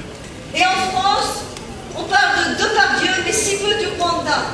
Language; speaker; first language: French; native; French